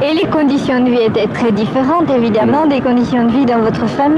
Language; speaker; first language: French; native; French